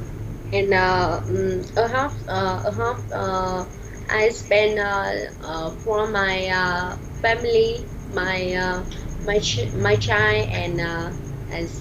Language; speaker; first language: English; non-native, learner; Vietnamese